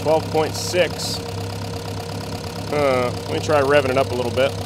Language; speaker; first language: English; native; English